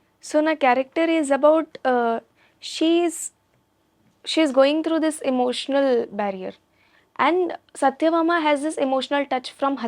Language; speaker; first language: Telugu; non-native, learner; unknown